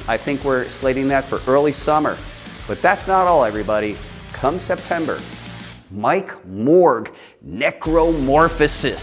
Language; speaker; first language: English; native; English